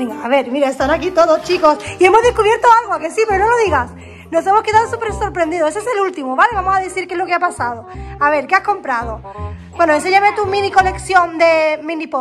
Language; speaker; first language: Spanish; native; Spanish